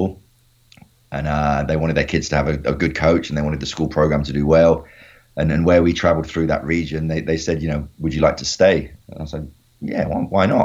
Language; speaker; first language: English; native; English